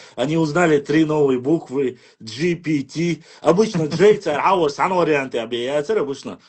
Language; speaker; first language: Russian; non-native, local second language; Ingush